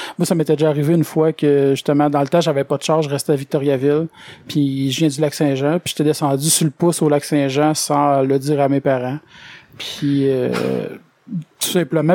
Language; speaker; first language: French; native; French